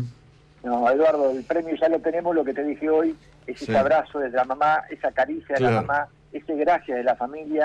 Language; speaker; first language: Spanish; native; Spanish